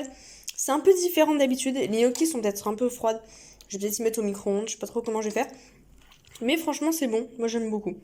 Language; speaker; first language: French; native; French